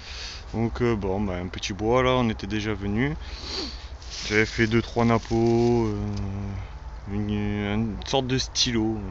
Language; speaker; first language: French; native; French